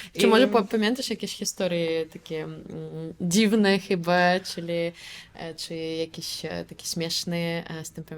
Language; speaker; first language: Polish; non-native, fluent; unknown